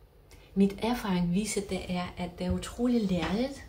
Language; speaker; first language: Danish; non-native, fluent; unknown